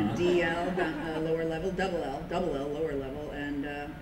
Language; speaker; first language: English; native; English